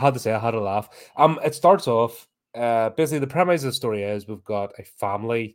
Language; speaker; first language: English; native; English